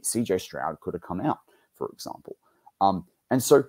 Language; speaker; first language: English; native; English